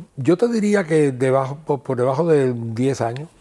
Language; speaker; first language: Spanish; native; Spanish